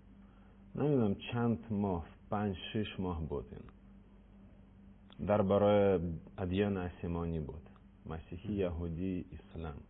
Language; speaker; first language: Persian; non-native, learner; Russian